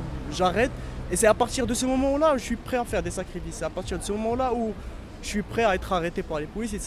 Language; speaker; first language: French; non-native, local second language; Arabic